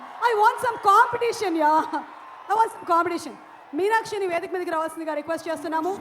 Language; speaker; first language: Telugu; native; Telugu